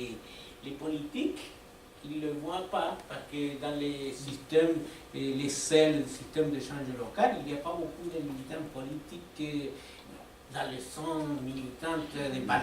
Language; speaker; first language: French; non-native, fluent; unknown